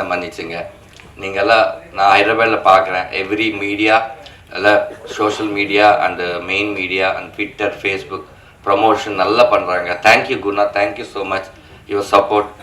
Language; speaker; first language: Tamil; non-native, learner; Telugu